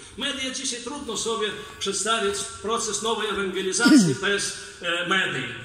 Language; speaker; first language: Polish; non-native, fluent; Belarusian